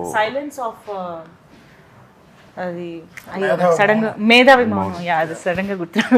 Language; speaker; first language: Telugu; native; Telugu